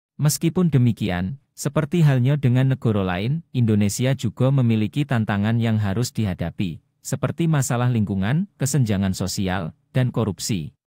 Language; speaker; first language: Indonesian; non-native, local second language; Javanese